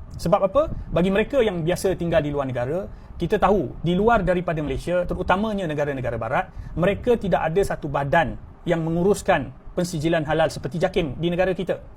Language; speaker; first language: Malay; native; Malay